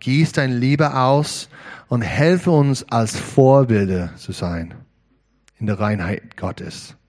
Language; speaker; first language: German; non-native, learner; English